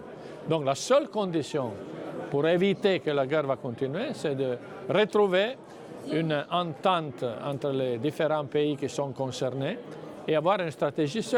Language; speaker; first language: French; non-native, fluent; Italian